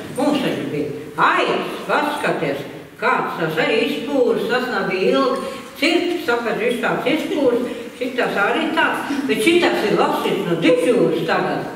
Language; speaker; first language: Latvian; native; Latvian